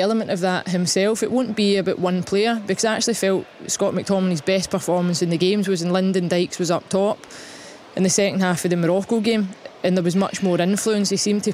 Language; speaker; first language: English; native; English